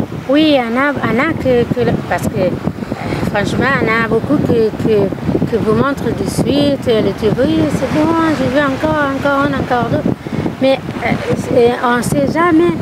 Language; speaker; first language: French; non-native, learner; Kabuverdianu